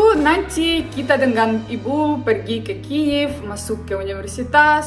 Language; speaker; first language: Indonesian; non-native, learner; Ukrainian